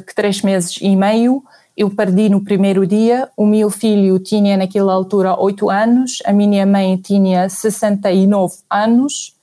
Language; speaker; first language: Portuguese; non-native, fluent; Arabic